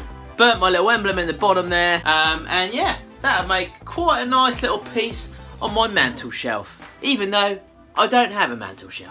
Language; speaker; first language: English; native; English